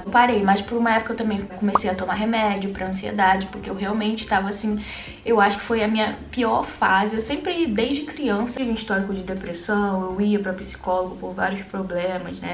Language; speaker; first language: Portuguese; native; Portuguese